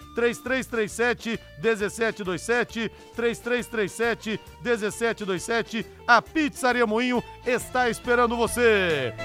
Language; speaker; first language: Portuguese; native; Portuguese